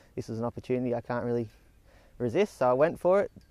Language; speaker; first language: English; native; English